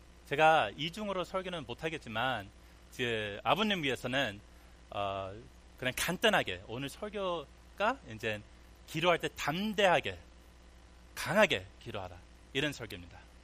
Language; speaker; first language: Korean; early bilingual, heritage; Korean